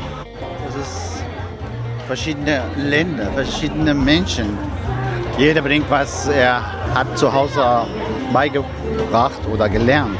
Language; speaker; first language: German; non-native, learner; Arabic